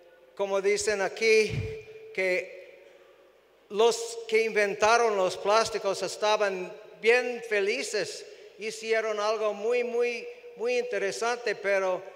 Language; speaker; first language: Spanish; non-native, fluent; English